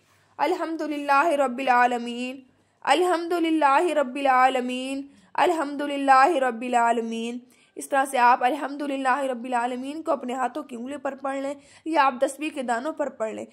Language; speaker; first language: Urdu; native; Urdu